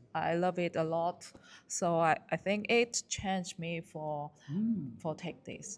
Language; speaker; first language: English; non-native, learner; Chinese